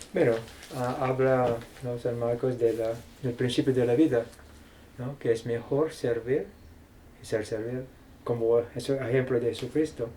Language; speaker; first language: Spanish; non-native, fluent; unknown